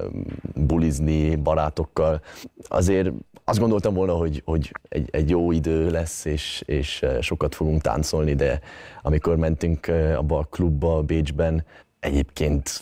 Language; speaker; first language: Hungarian; early bilingual, heritage; Hungarian